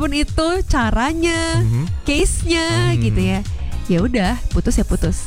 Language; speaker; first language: Indonesian; native; Indonesian